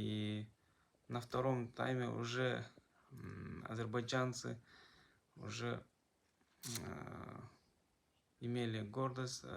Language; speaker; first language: Russian; non-native, local second language; Kazakh